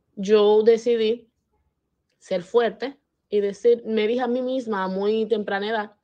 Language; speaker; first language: Spanish; native; Spanish